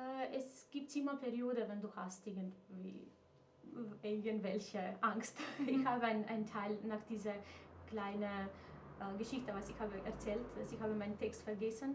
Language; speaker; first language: German; non-native, fluent; Macedonian